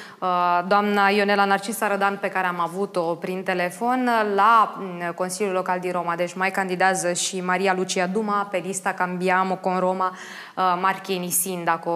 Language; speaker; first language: Romanian; native; Romanian